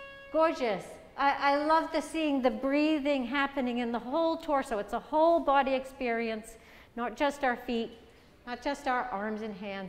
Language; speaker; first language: English; native; English